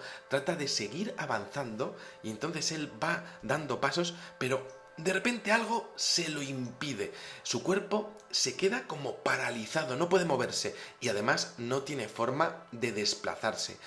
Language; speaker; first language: Spanish; native; Spanish